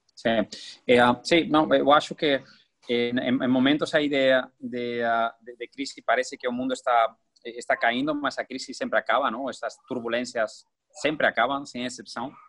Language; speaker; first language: Portuguese; non-native, fluent; Spanish